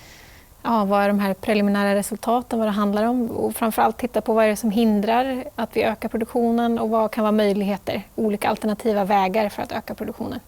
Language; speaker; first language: Swedish; native; Swedish